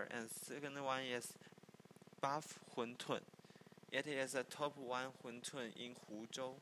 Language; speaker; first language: English; non-native, learner; Chinese